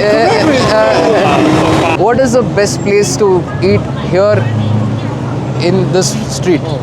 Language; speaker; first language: English; non-native, local second language; Telugu